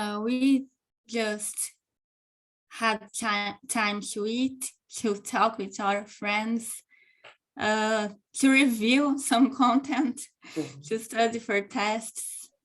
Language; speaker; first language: English; non-native, local second language; Portuguese